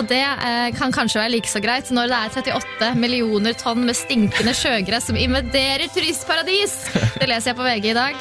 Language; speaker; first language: Norwegian; native; Norwegian